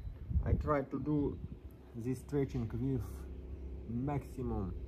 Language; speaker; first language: English; non-native, learner; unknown